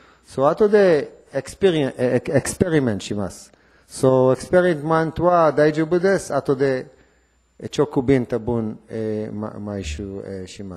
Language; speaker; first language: Japanese; non-native, learner; Hebrew